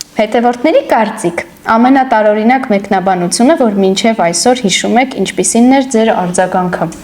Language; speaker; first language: Armenian; native; Armenian